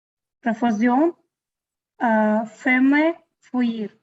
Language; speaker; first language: French; non-native, learner; Tamil